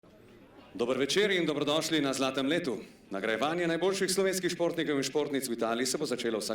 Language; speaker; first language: Slovenian; native; Slovenian